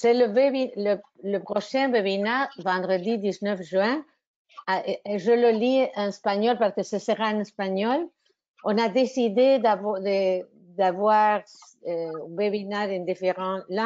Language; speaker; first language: French; non-native, fluent; Spanish